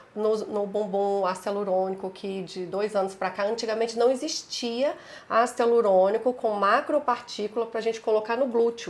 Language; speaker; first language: Portuguese; native; Portuguese